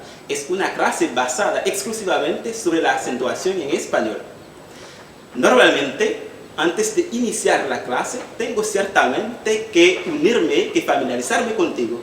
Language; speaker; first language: Spanish; non-native, fluent; Haitian Creole